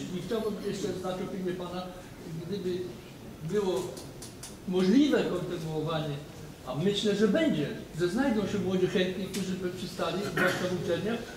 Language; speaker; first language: Polish; native; Polish